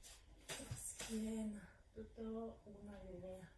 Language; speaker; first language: Italian; non-native, learner; Russian